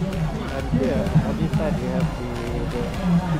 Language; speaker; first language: English; non-native, local second language; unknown